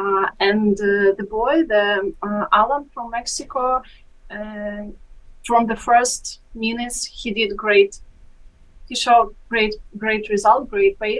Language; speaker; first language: English; non-native, fluent; Ukrainian